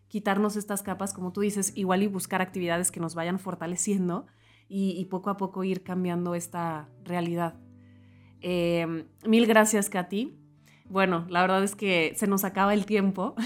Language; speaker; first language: Spanish; native; Spanish